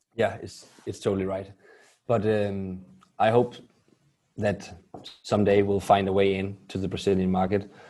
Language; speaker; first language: English; non-native, fluent; Danish